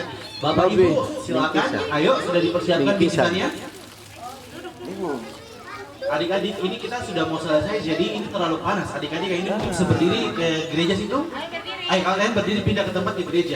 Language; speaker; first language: Malay; native; Malay